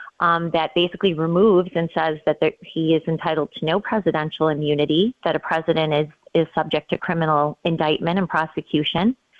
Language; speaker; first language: English; native; English